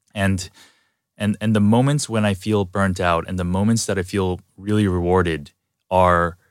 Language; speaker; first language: English; early bilingual, other home language; Korean